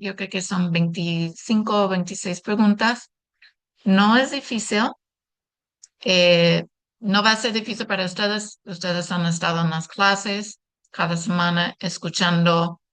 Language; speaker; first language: Spanish; non-native, fluent; English